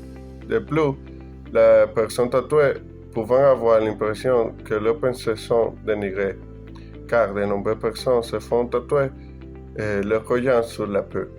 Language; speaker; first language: French; non-native, learner; Spanish